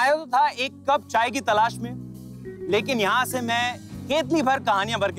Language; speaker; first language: Hindi; native; Hindi